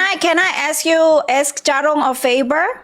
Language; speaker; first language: English; non-native, learner; Thai